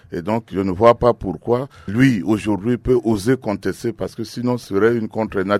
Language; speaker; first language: French; non-native, local second language; Sango